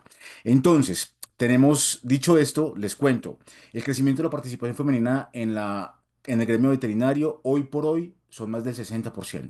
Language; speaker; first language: Spanish; native; Spanish